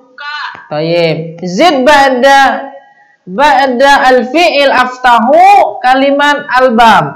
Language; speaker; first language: Arabic; non-native, fluent; Indonesian